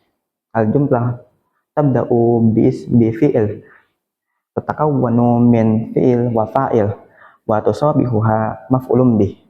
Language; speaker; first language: Arabic; non-native, learner; Indonesian